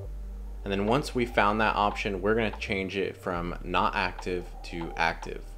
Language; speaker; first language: English; native; English